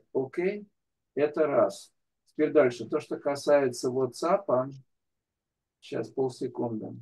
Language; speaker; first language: Russian; native; Russian